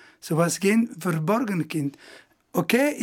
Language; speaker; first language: Dutch; non-native, local second language; Italian